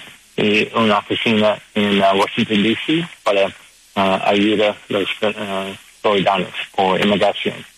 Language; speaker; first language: Spanish; non-native, learner; English